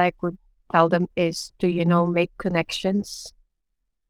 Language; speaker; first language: English; non-native, local second language; Iloko